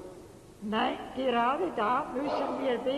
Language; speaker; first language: German; native; German